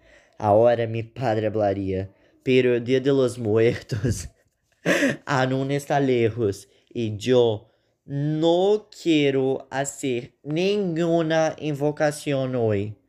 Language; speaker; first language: Spanish; non-native, learner; Portuguese